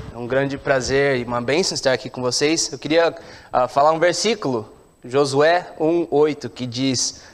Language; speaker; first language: Portuguese; non-native, local second language; English